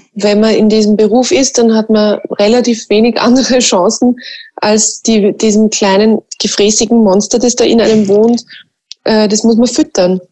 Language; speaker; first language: German; native; German